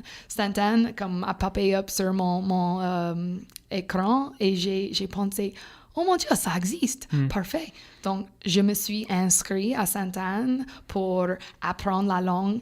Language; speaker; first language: French; non-native, fluent; English